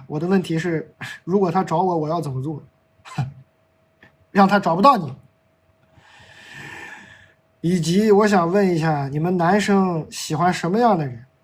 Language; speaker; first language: Chinese; native; Chinese